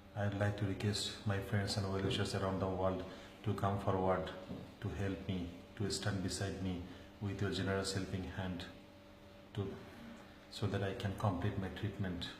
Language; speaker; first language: English; non-native, local second language; Bangla